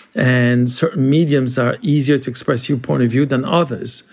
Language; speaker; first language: English; non-native, fluent; French